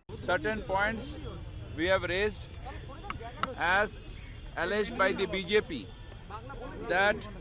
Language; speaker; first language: English; non-native, local second language; Bangla